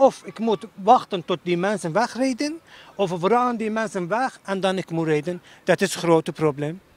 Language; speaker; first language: Dutch; non-native, learner; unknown